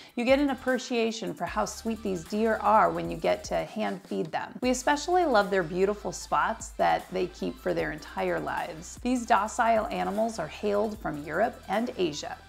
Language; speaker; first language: English; native; English